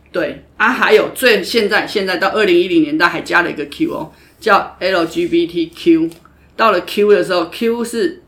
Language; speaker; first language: Chinese; native; Chinese